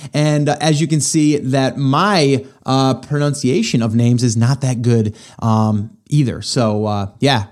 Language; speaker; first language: English; native; English